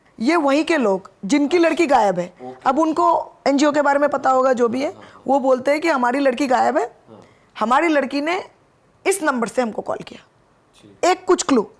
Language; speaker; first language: Hindi; non-native, local second language; Bangla